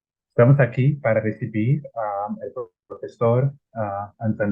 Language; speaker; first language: Spanish; non-native, learner; Italian